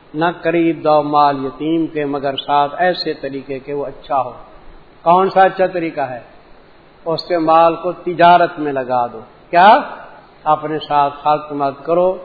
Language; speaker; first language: Urdu; non-native, local second language; Punjabi